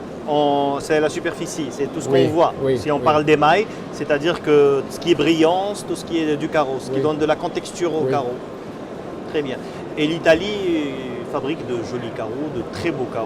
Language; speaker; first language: French; non-native, local second language; Arabic